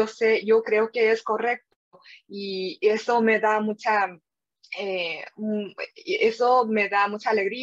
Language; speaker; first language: Spanish; non-native, fluent; Korean